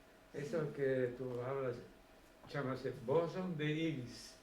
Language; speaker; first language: Spanish; non-native, fluent; Portuguese